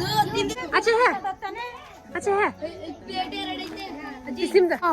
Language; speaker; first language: Hindi; non-native, local second language; Tibetan